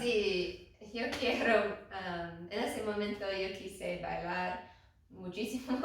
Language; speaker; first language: Spanish; non-native, learner; English